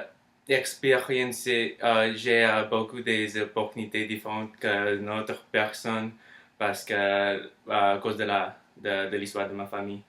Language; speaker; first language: French; non-native, learner; English